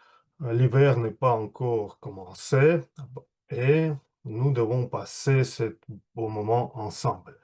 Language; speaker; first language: French; non-native, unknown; Russian